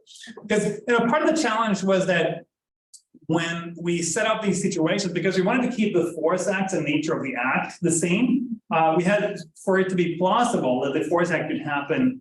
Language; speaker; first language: English; non-native, fluent; Norwegian